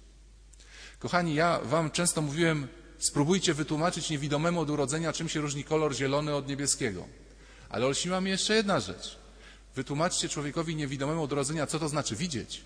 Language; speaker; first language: Polish; native; Polish